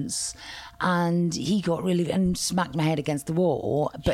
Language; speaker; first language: English; native; English